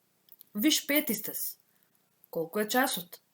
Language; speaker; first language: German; non-native, fluent; Macedonian